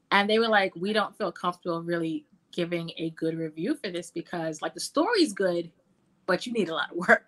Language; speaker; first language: English; native; English